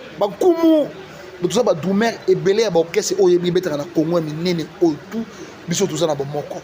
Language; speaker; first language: Lingala; native; Lingala